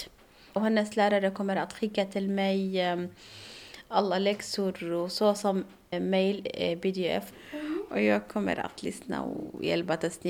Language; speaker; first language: Swedish; non-native, learner; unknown